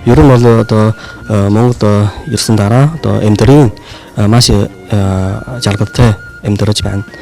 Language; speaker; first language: Mongolian; non-native, fluent; Chinese